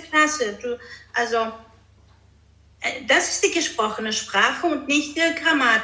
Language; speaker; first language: German; non-native, fluent; Greek